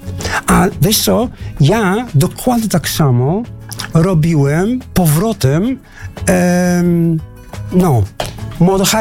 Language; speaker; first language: Polish; non-native, fluent; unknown